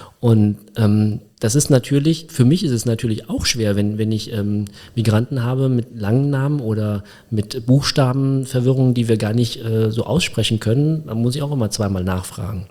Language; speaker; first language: German; early bilingual, other home language; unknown